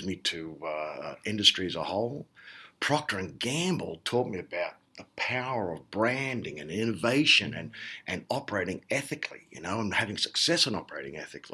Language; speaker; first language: English; native; English